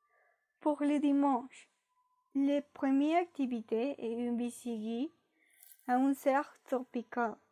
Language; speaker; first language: French; non-native, learner; Spanish